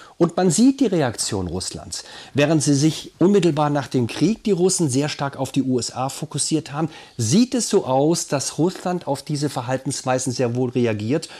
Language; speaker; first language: German; native; German